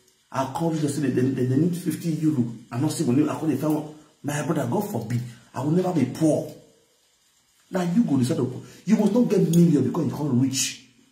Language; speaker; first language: English; non-native, local second language; Bini